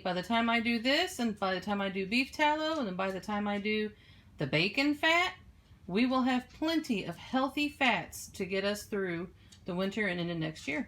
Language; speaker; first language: English; native; English